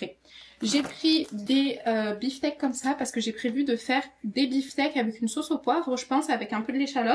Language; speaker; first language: French; native; French